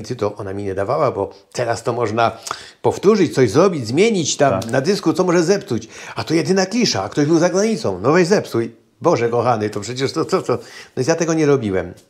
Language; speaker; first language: Polish; native; Polish